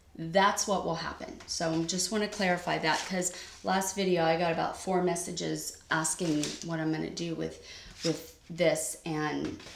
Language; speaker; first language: English; native; English